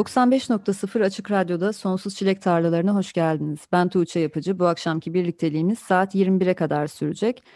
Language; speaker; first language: Turkish; native; Turkish